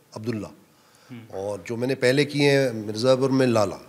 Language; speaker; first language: Hindi; native; Hindi